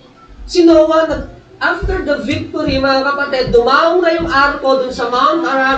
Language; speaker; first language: Filipino; native; Filipino